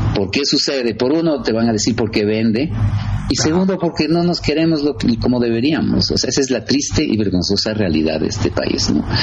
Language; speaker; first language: Spanish; native; Spanish